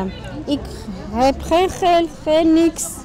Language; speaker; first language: Dutch; non-native, learner; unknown